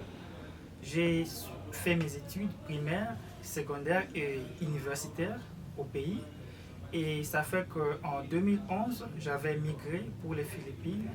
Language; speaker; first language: French; non-native, local second language; Lingala